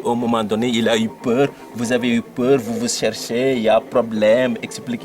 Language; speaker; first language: French; non-native, local second language; Wolof